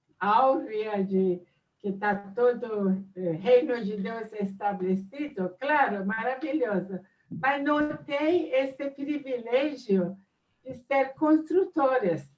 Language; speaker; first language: Portuguese; non-native, fluent; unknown